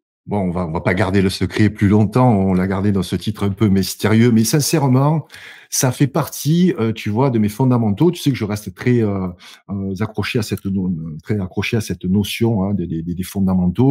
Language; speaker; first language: French; native; French